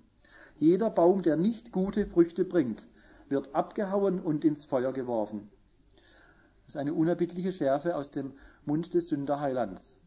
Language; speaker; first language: German; native; German